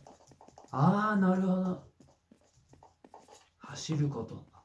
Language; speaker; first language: Japanese; non-native, fluent; English